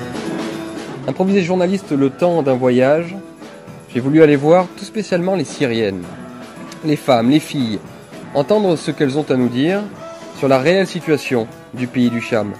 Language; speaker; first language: French; native; French